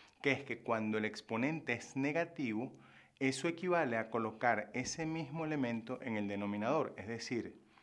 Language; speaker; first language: Spanish; native; Spanish